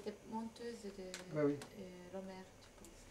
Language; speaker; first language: French; non-native, learner; Japanese